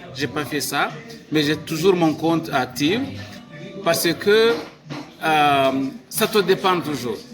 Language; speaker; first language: French; non-native, local second language; Kinyarwanda